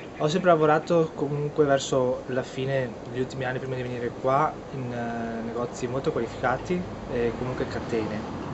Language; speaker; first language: Italian; native; Italian